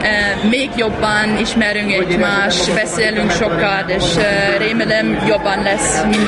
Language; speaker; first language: Hungarian; non-native, learner; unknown